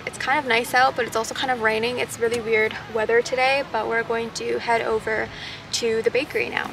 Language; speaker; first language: English; early bilingual, other home language; Japanese